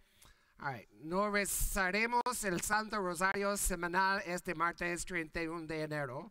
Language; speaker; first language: Spanish; non-native, learner; English